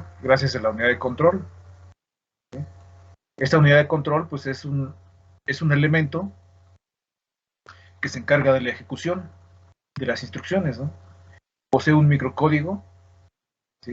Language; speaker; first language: Spanish; native; Spanish